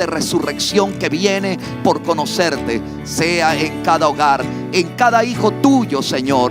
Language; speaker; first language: Spanish; native; Spanish